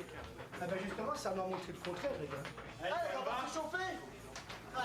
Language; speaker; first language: French; native; French